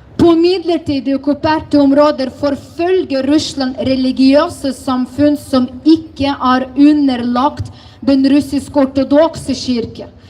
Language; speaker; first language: Norwegian; non-native, fluent; Ukrainian